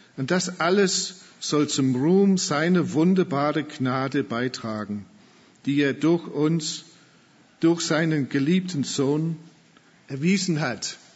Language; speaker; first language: German; non-native, fluent; English